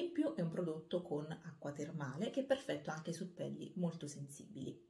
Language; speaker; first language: Italian; native; Italian